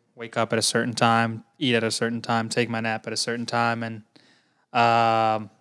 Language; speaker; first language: English; early bilingual, other home language; Portuguese